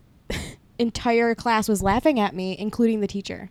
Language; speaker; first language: English; early bilingual, other home language; Spanish